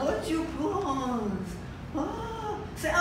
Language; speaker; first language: French; non-native, learner; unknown